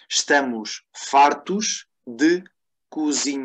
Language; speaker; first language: Portuguese; non-native, fluent; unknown